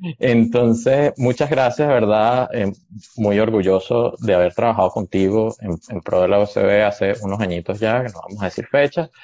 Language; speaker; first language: Spanish; native; Spanish